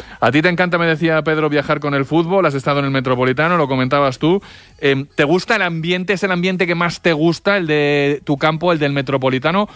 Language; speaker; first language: Spanish; native; Spanish